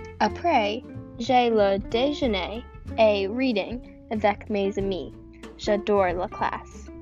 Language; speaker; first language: French; non-native, learner; English